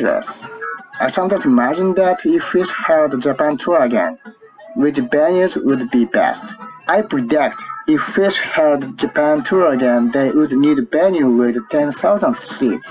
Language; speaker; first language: English; non-native, learner; Japanese